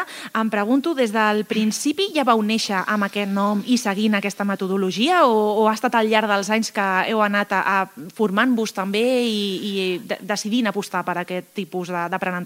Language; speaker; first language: Catalan; native; Catalan